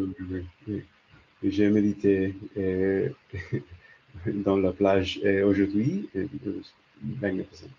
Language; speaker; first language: French; non-native, learner; English